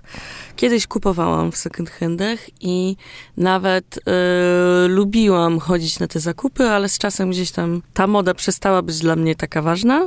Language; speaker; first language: Polish; native; Polish